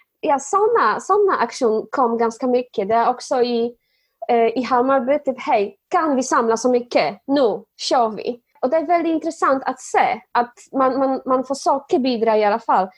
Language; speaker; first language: Swedish; non-native, fluent; Polish